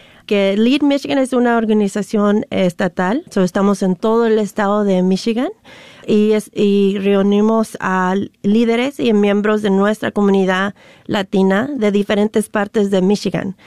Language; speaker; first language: Spanish; early bilingual, other home language; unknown